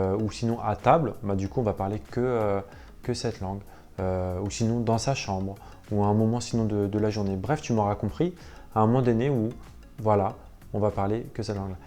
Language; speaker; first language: French; native; French